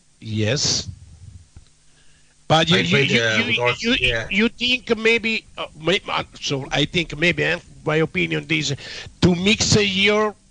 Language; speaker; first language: English; non-native, learner; Italian